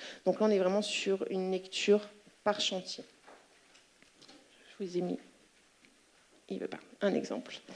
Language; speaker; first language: French; native; French